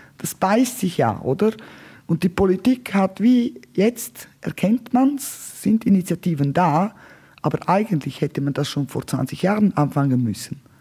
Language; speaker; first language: German; non-native, local second language; Romansh